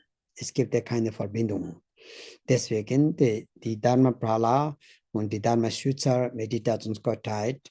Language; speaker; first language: German; non-native, learner; Tibetan